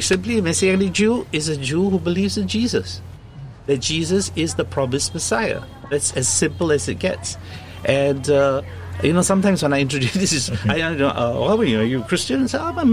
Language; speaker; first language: English; native; English